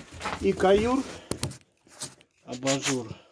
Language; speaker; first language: Russian; native; Russian